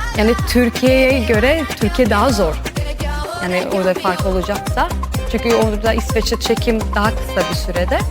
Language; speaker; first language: Turkish; early bilingual, heritage; Turkish